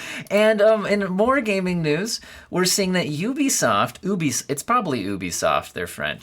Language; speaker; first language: English; native; English